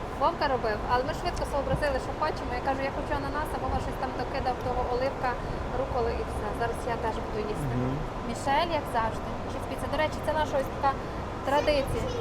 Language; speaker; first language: Ukrainian; native; Ukrainian